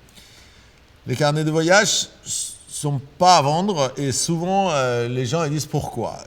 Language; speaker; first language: French; non-native, fluent; Persian